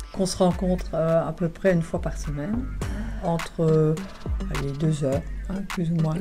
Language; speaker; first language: French; native; French